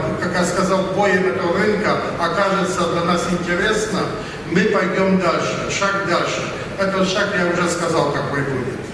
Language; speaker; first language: Russian; non-native, learner; Polish